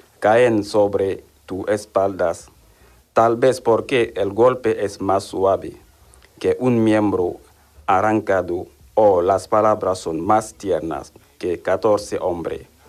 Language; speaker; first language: Spanish; non-native, learner; Wolof